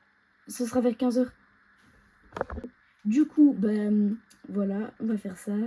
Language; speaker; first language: French; native; French